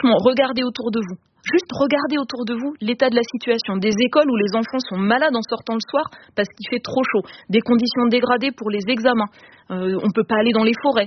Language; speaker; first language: French; native; French